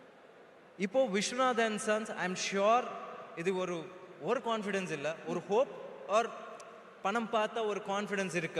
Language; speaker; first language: Tamil; non-native, learner; Telugu